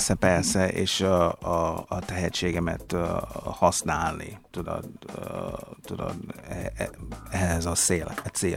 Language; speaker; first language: Hungarian; non-native, fluent; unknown